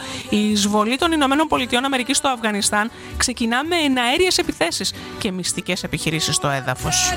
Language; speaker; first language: Greek; native; Greek